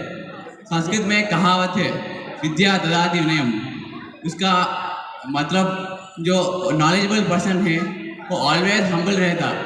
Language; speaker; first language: Hindi; non-native, local second language; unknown